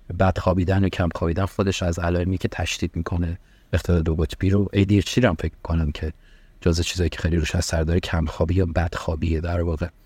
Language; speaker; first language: Persian; early bilingual, heritage; Persian